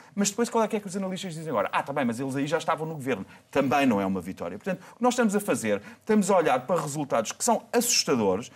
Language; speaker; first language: Portuguese; native; Portuguese